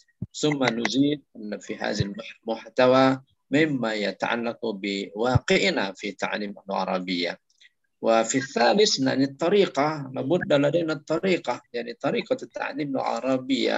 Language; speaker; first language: Arabic; non-native, fluent; Indonesian